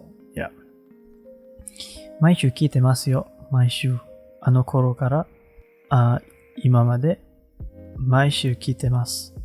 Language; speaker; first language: Japanese; non-native, learner; Malay